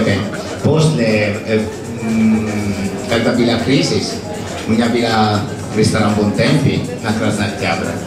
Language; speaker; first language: Russian; non-native, learner; Italian